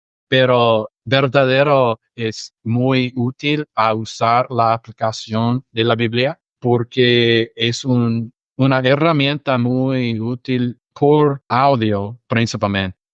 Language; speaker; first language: Spanish; non-native, fluent; English